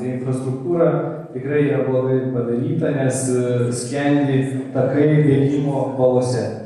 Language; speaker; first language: Lithuanian; native; Lithuanian